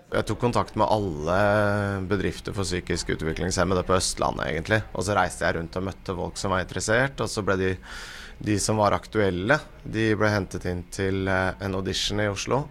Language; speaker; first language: Norwegian; native; Norwegian